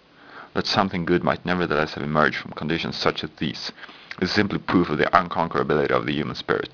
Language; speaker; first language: English; non-native, fluent; Swedish